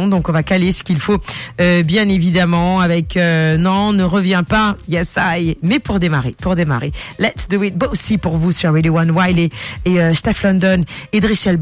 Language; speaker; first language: French; non-native, local second language; Morisyen